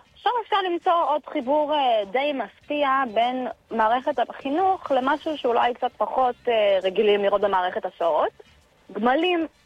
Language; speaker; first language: Hebrew; native; Hebrew